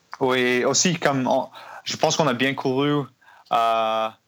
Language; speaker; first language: French; non-native, learner; English